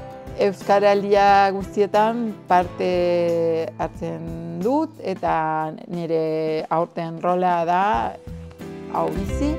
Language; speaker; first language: Basque; non-native, learner; Spanish